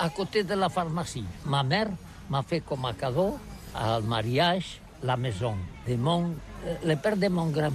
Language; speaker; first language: French; non-native, learner; Catalan